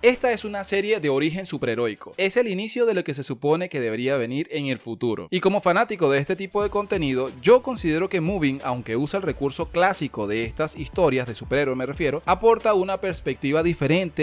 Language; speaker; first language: Spanish; native; Spanish